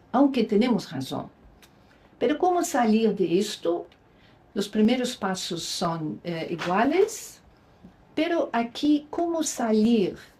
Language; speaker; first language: Spanish; non-native, fluent; Luxembourgish